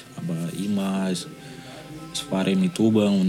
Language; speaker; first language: German; non-native, learner; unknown